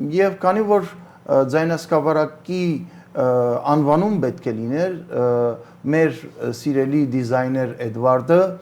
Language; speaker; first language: Armenian; early bilingual, heritage; Armenian